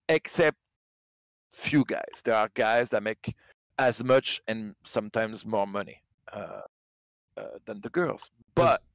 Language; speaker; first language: English; non-native, fluent; French